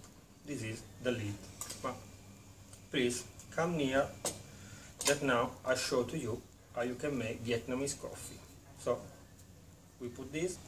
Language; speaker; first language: English; non-native, learner; Italian